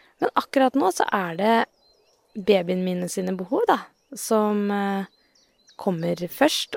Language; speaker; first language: Norwegian; native; Norwegian